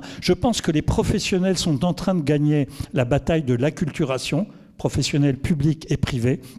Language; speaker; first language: French; native; French